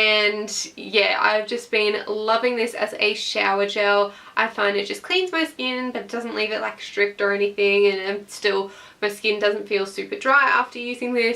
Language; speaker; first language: English; native; English